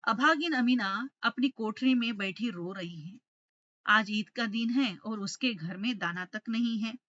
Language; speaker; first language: Hindi; non-native, local second language; Telugu